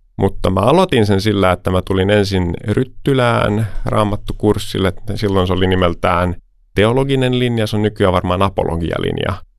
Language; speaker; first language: Finnish; early bilingual, heritage; Finnish